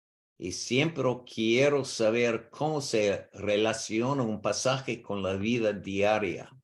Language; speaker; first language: Spanish; non-native, learner; English